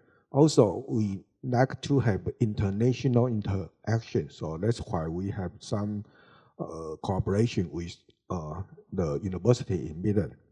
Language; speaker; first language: English; non-native, learner; Chinese